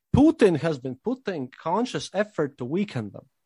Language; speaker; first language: English; non-native, fluent; Latvian